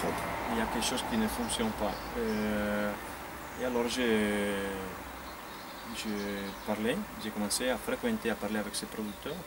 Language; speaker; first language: French; non-native, fluent; Italian